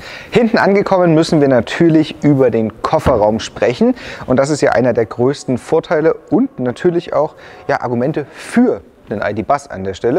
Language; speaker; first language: German; native; German